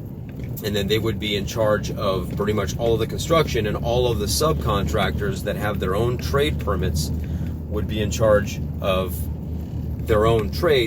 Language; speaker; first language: English; native; English